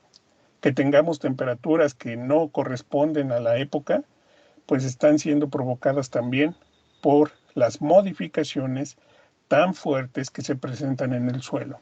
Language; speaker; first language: Spanish; native; Spanish